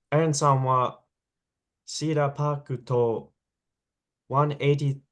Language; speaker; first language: Japanese; non-native, learner; English